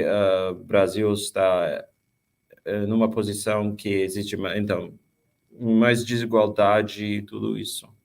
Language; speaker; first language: Portuguese; non-native, fluent; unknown